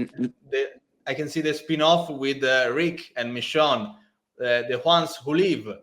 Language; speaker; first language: English; non-native, learner; Italian